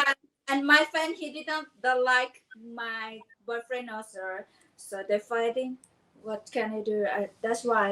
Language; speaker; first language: English; non-native, learner; Thai